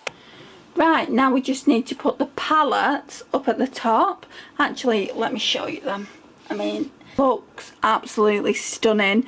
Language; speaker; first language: English; native; English